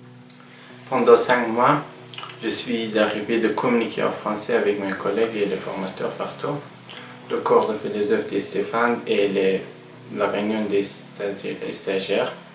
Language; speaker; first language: French; non-native, learner; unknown